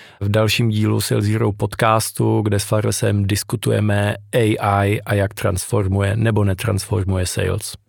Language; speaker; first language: Czech; native; Czech